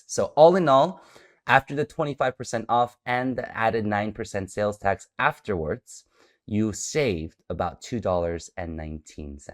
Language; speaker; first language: English; native; English